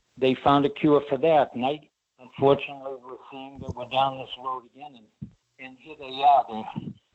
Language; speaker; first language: English; native; English